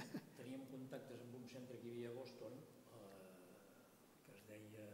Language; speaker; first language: Catalan; native; Catalan